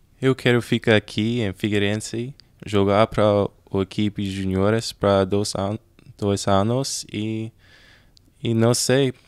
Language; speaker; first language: Portuguese; non-native, learner; English